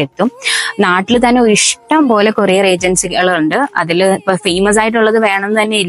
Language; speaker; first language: Malayalam; native; Malayalam